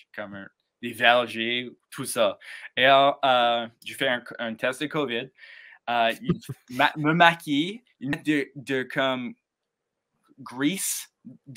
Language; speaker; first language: French; non-native, learner; English